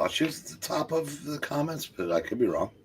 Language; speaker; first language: English; native; English